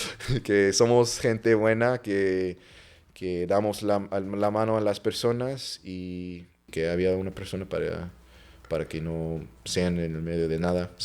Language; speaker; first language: Spanish; non-native, fluent; English